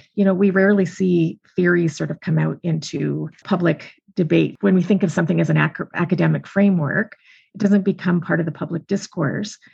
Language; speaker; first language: English; native; English